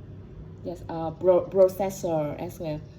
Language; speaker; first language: English; non-native, learner; Vietnamese